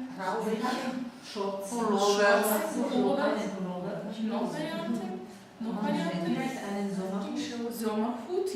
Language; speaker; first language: German; non-native, fluent; Ukrainian